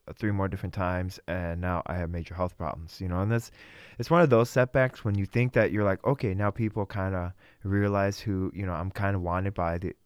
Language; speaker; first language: English; early bilingual, other home language; Russian